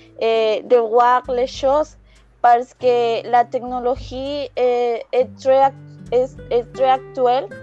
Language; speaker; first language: French; non-native, learner; Spanish